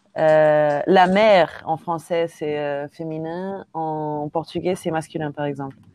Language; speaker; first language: French; non-native, fluent; Portuguese